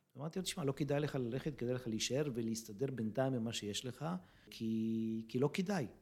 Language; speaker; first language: Hebrew; early bilingual, other home language; Russian